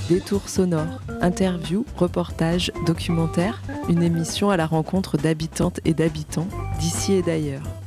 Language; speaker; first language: French; native; French